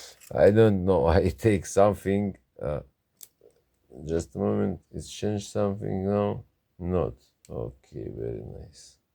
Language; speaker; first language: English; non-native, learner; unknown